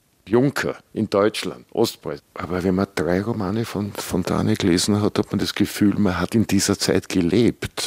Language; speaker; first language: German; native; German